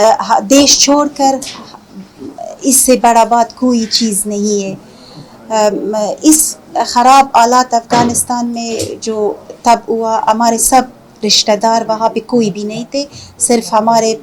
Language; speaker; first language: Hindi; non-native, fluent; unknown